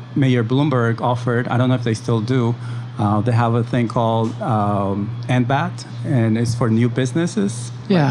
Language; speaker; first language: English; early bilingual, other home language; Spanish